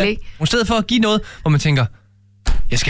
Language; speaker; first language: Danish; native; Danish